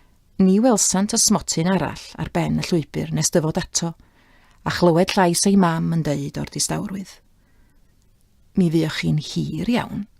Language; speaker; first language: Welsh; native; Welsh